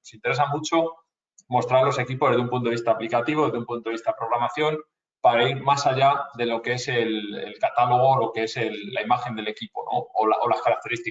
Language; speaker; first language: Spanish; native; Spanish